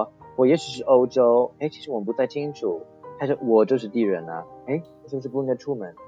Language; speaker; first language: Chinese; non-native, fluent; English